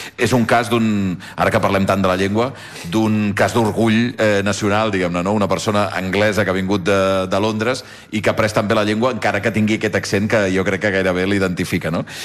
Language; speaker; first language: Catalan; native; Catalan